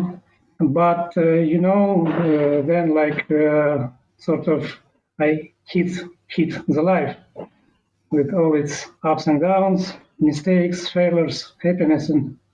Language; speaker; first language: English; non-native, learner; Ukrainian